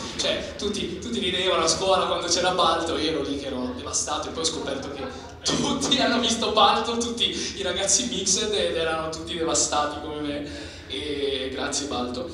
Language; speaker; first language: Italian; native; Italian